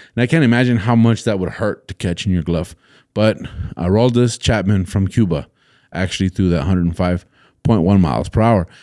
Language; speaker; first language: English; native; English